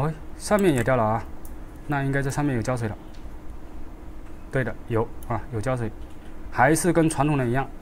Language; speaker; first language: Chinese; native; Chinese